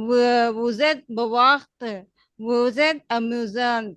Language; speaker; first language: French; non-native, learner; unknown